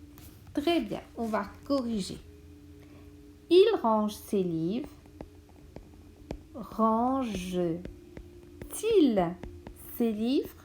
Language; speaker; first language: French; non-native, local second language; Morisyen